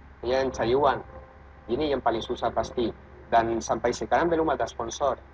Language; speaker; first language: Indonesian; non-native, fluent; Catalan